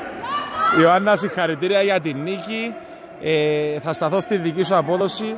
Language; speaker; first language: Greek; native; Greek